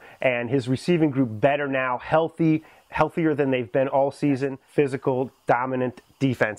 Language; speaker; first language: English; native; English